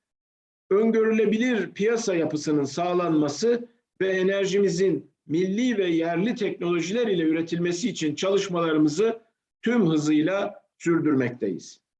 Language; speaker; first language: Turkish; native; Turkish